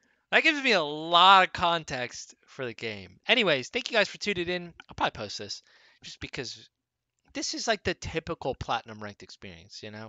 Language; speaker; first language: English; native; English